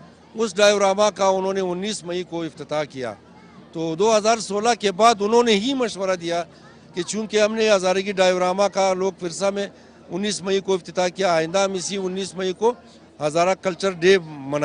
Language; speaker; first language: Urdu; non-native, local second language; Hazaragi